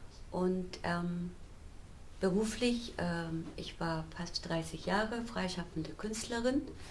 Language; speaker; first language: German; non-native, fluent; Korean